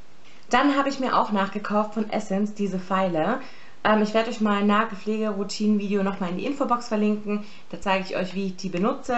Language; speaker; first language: German; native; German